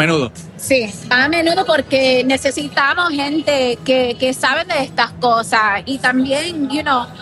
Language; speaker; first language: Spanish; early bilingual, heritage; English